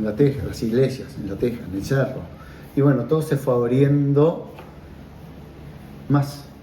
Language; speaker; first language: Spanish; native; Spanish